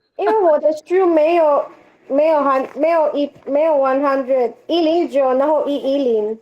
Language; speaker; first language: Chinese; non-native, learner; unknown